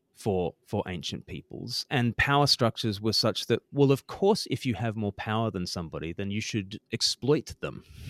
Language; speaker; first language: English; native; English